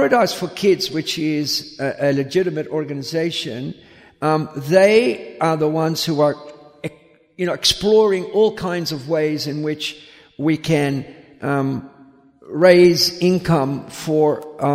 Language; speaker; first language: English; native; English